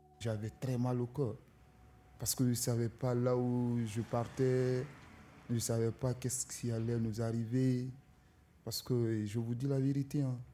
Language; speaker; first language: French; non-native, local second language; Susu